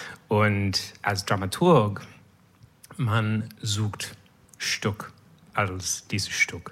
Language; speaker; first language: German; non-native, learner; French